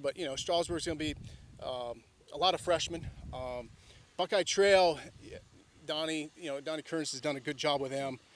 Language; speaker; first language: English; native; English